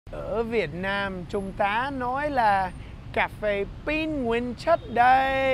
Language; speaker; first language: Vietnamese; early bilingual, heritage; English